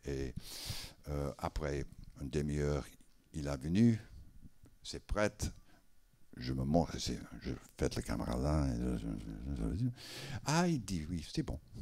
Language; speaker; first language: French; non-native, learner; English